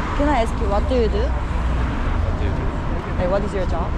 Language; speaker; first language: English; non-native, learner; Korean